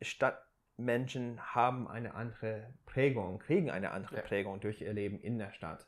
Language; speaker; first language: German; non-native, fluent; English